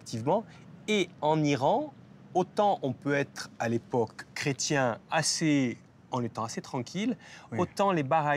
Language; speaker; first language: French; native; French